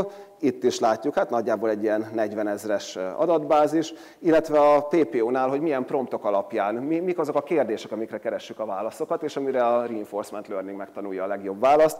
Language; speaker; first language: Hungarian; native; Hungarian